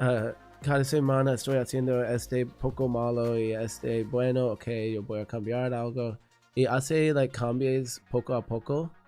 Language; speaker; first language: Spanish; non-native, learner; English